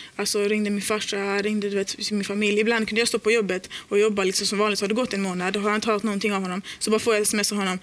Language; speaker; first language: Swedish; early bilingual, other home language; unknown